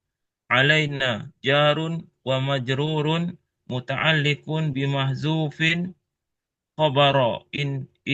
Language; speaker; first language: Arabic; non-native, learner; Indonesian